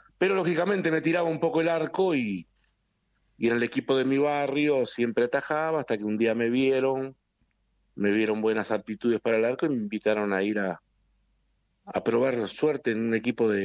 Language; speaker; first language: Spanish; native; Spanish